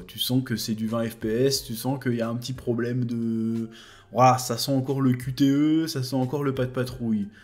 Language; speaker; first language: French; native; French